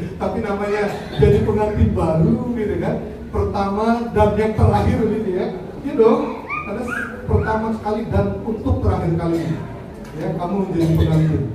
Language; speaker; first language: Indonesian; native; Indonesian